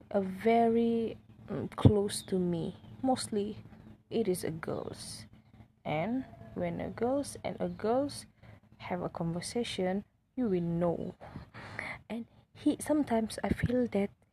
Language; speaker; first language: English; non-native, local second language; Malay